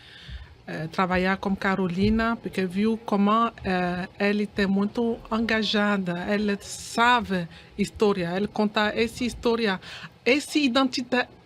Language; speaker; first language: Portuguese; non-native, learner; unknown